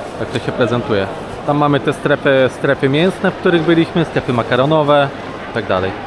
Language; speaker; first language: Polish; native; Polish